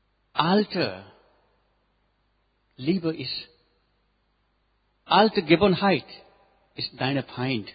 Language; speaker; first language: German; non-native, learner; Nepali